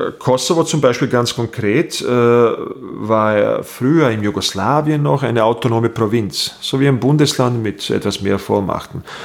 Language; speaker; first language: German; non-native, fluent; Bosnian